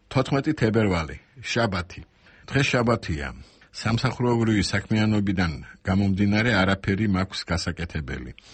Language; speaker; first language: Georgian; non-native, local second language; Armenian